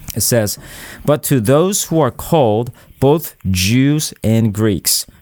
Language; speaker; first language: English; non-native, fluent; Korean